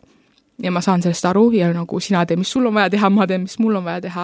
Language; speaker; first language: Estonian; early bilingual, heritage; Estonian